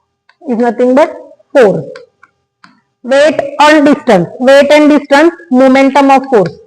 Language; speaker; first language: English; non-native, local second language; Marathi